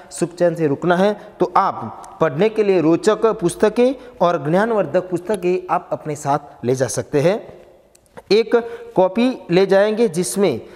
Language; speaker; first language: Hindi; non-native, local second language; Gujarati